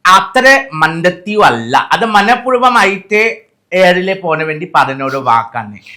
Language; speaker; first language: Malayalam; non-native, fluent; Assamese